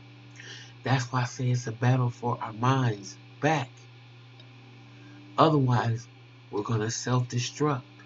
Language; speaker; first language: English; native; English